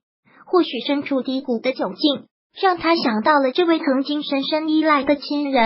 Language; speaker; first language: Chinese; native; Chinese